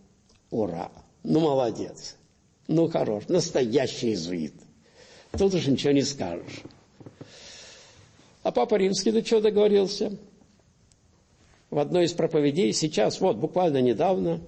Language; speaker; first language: Russian; native; Russian